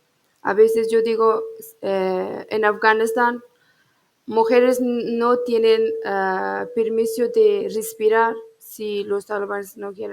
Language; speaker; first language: Spanish; non-native, learner; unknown